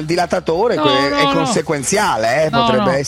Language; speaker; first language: Italian; native; Italian